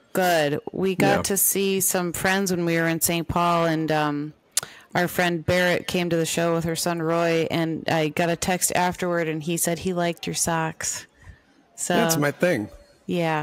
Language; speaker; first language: English; native; English